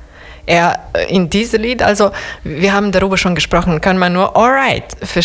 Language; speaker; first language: German; non-native, fluent; Serbian